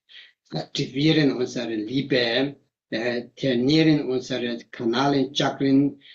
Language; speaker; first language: German; non-native, fluent; Tibetan